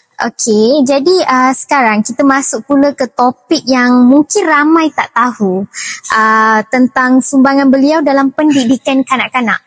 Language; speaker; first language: Malay; non-native, local second language; Tamil